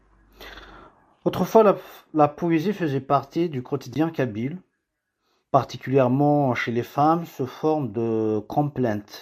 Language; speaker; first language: French; non-native, local second language; Kabyle